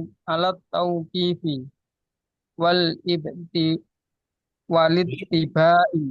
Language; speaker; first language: Arabic; non-native, learner; Indonesian